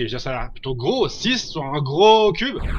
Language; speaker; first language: French; native; French